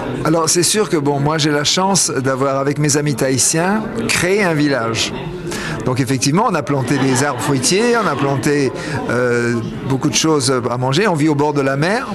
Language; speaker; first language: French; native; French